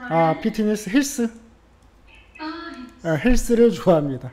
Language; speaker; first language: Korean; native; Korean